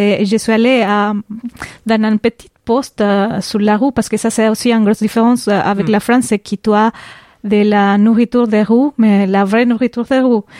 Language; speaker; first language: French; non-native, fluent; Spanish